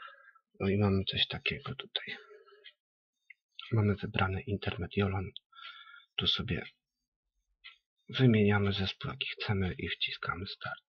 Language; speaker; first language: Polish; native; Polish